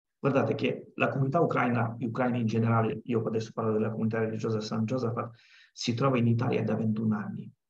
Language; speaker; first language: Italian; non-native, fluent; Ukrainian